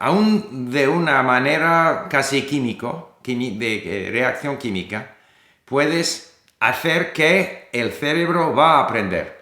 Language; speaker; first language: Spanish; non-native, fluent; English